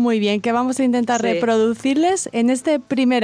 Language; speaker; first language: Spanish; native; Spanish